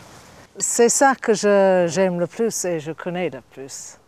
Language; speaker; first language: French; non-native, fluent; English